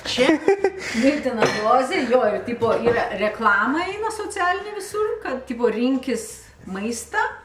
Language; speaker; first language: Lithuanian; native; Lithuanian